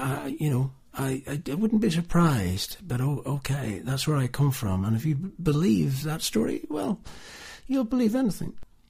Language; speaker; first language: English; native; English